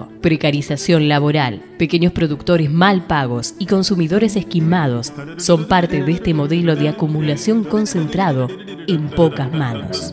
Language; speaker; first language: Spanish; native; Spanish